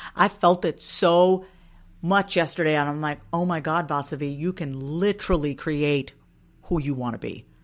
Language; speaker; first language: English; early bilingual, other home language; Hindi